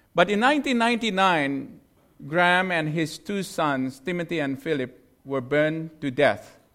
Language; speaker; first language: English; non-native, fluent; Indonesian